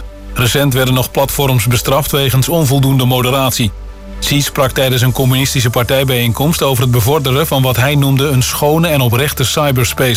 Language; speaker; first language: Dutch; native; Dutch